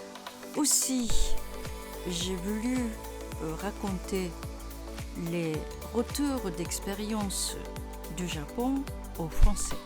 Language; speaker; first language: French; non-native, fluent; Japanese